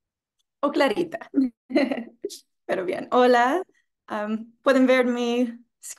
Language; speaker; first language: Spanish; non-native, learner; English